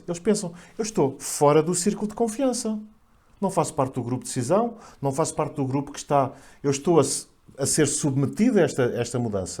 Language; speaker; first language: Portuguese; native; Portuguese